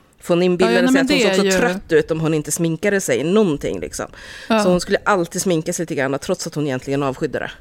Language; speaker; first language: Swedish; native; Swedish